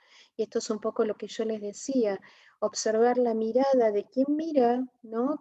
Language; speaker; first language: Spanish; native; Spanish